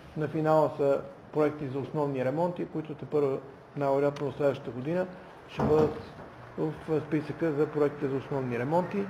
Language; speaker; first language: Bulgarian; native; Bulgarian